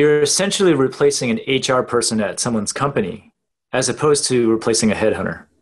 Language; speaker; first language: English; native; English